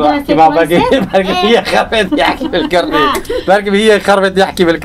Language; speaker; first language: Arabic; non-native, local second language; Kurdish